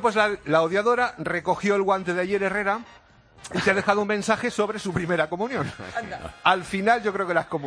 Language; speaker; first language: Spanish; native; Spanish